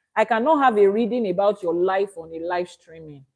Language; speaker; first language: English; non-native, local second language; Yoruba